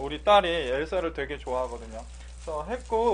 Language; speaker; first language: Korean; native; Korean